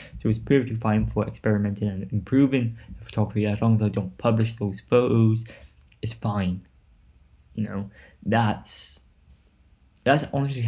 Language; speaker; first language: English; native; English